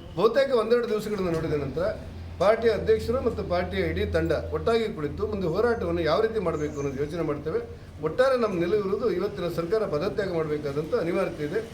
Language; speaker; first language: Kannada; native; Kannada